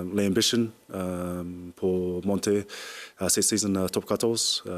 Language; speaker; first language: French; non-native, learner; English